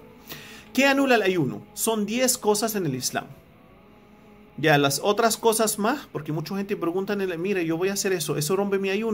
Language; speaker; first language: Spanish; non-native, fluent; Arabic